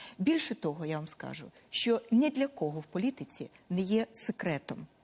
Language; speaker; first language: Ukrainian; non-native, local second language; Russian